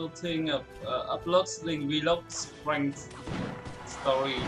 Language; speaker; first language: English; non-native, learner; Vietnamese